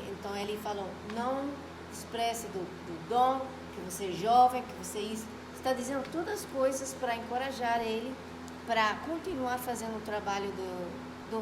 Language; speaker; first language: Portuguese; non-native, fluent; Spanish